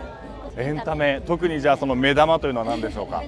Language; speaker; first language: Japanese; native; Japanese